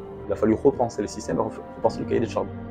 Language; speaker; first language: French; native; French